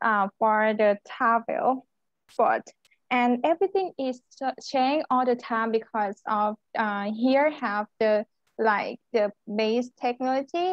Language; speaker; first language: English; non-native, learner; Thai